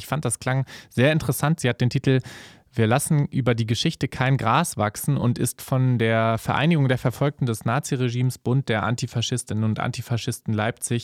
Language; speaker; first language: German; native; German